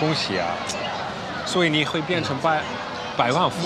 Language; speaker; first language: Chinese; non-native, fluent; Dutch